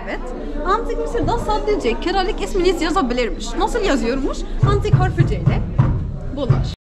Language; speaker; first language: Turkish; non-native, learner; Arabic